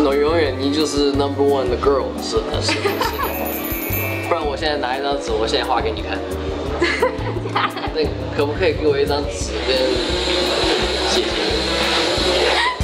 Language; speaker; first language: Chinese; non-native, fluent; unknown